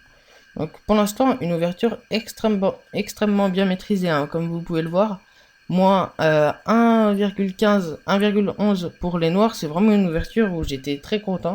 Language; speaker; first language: French; native; French